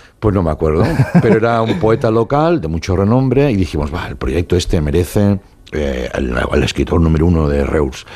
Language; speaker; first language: Spanish; non-native, local second language; Catalan